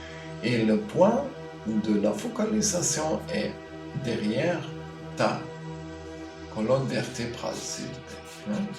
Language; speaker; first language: French; non-native, fluent; German